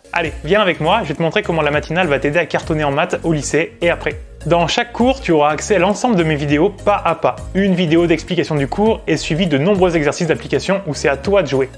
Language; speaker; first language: French; native; French